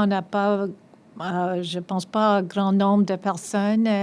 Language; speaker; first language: French; non-native, local second language; English